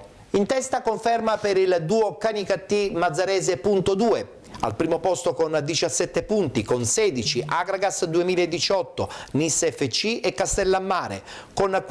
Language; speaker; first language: Italian; native; Italian